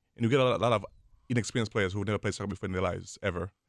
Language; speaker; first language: English; non-native, local second language; Swahili